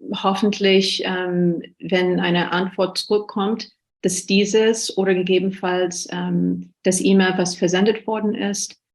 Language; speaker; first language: German; non-native, fluent; English